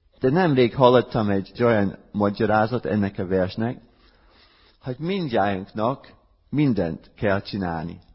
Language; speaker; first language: Hungarian; non-native, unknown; English